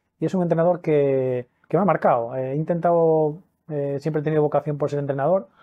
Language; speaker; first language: Spanish; native; Spanish